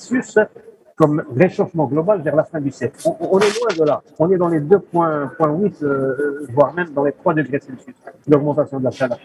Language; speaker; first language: French; non-native, local second language; Arabic